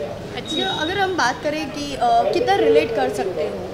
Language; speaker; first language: Hindi; native; Hindi